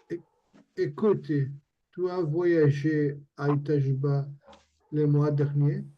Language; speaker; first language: French; non-native, learner; Portuguese